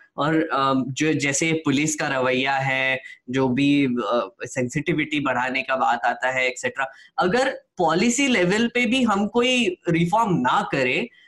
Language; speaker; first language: Hindi; non-native, local second language; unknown